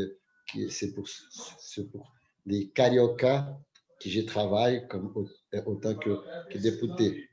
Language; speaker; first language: French; non-native, fluent; Portuguese